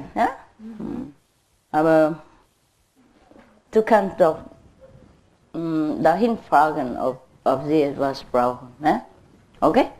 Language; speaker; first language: German; non-native, learner; Vietnamese